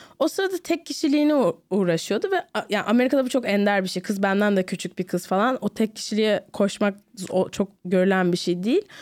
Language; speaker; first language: Turkish; native; Turkish